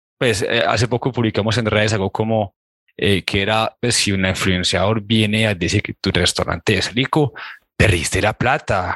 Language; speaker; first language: Spanish; native; Spanish